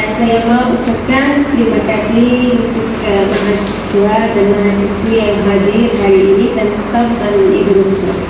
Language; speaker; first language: Indonesian; non-native, learner; Arabic